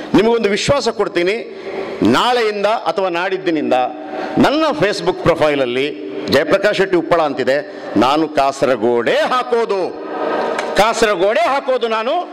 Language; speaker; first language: Kannada; non-native, local second language; Tulu